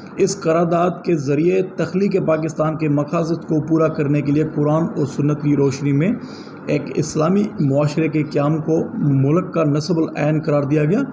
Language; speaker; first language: Urdu; non-native, local second language; Sindhi